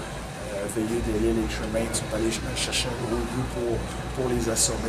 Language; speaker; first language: French; native; French